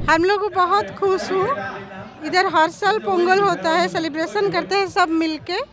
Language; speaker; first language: Hindi; non-native, local second language; Odia